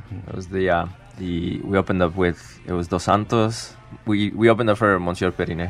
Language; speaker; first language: English; early bilingual, other home language; Spanish